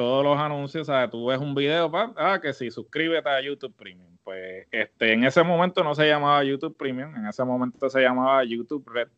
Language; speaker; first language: Spanish; native; Spanish